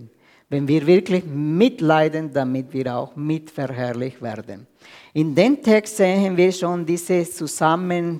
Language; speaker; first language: German; non-native, fluent; Spanish